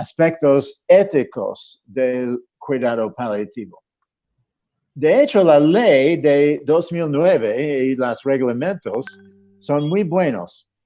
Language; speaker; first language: Spanish; non-native, fluent; English